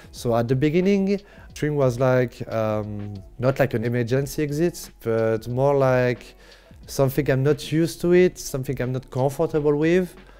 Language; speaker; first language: English; non-native, fluent; French